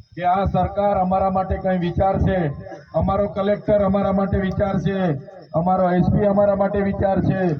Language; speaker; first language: Gujarati; non-native, local second language; Vasavi